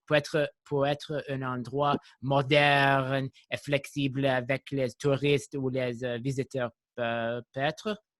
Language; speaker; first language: French; non-native, local second language; English